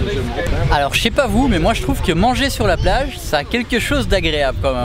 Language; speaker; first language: French; native; French